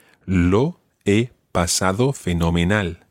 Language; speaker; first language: Spanish; non-native, fluent; English